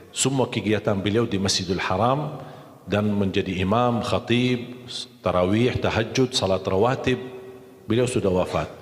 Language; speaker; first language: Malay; non-native, fluent; Arabic